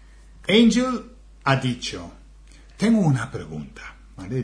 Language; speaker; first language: Spanish; non-native, fluent; English